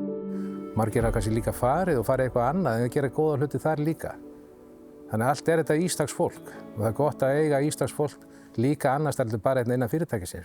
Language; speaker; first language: Icelandic; native; Icelandic